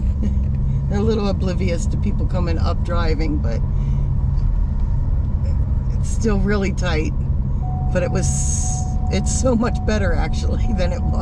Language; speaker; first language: English; native; English